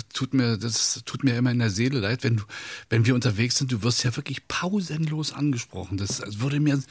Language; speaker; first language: German; native; German